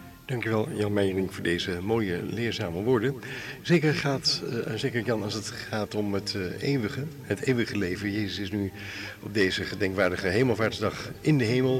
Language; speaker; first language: Dutch; native; Dutch